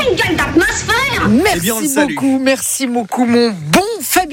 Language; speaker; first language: French; native; French